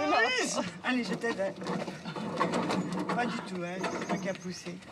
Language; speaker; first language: French; native; French